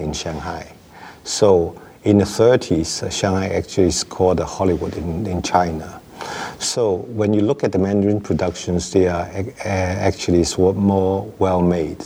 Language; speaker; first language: English; non-native, local second language; Wu Chinese